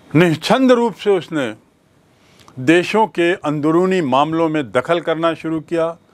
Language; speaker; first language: Hindi; native; Hindi